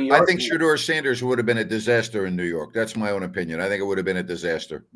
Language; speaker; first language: English; native; English